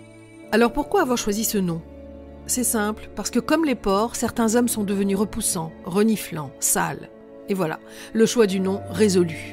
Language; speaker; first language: French; native; French